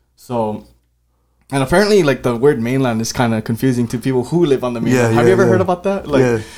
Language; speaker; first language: English; native; English